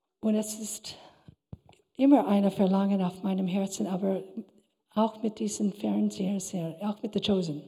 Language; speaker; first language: German; non-native, fluent; English